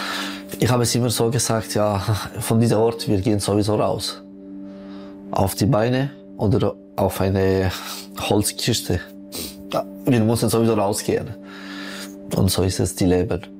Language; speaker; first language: German; non-native, local second language; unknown